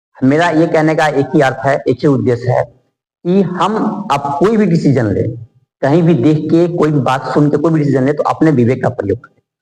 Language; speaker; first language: Hindi; native; Hindi